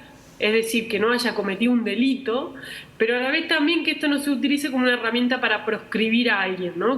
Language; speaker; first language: Spanish; native; Spanish